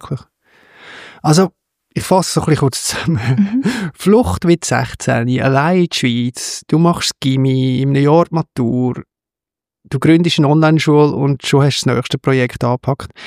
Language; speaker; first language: German; native; German